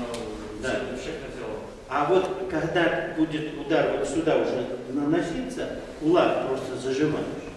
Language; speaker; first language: Russian; native; Russian